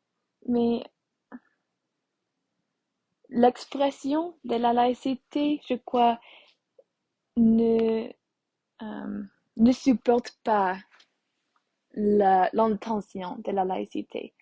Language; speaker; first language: French; non-native, learner; English